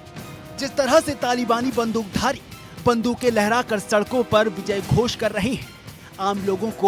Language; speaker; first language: Hindi; native; Hindi